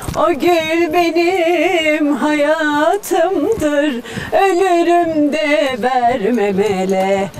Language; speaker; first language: Turkish; native; Turkish